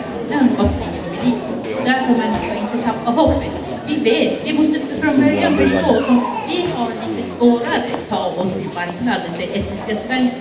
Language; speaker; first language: Swedish; non-native, fluent; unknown